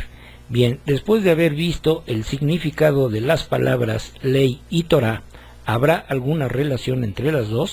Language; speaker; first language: Spanish; native; Spanish